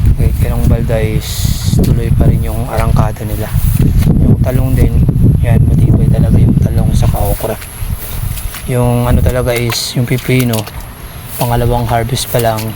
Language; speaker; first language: Filipino; non-native, local second language; Aklanon